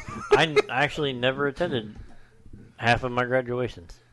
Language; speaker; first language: English; native; English